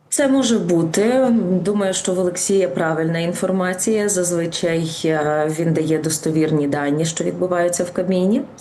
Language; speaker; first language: Ukrainian; native; Ukrainian